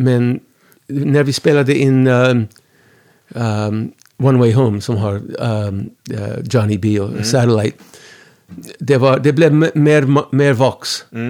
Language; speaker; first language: Swedish; non-native, fluent; English